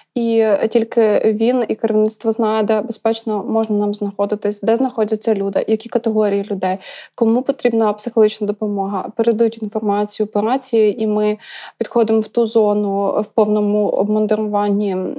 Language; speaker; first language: Ukrainian; native; Ukrainian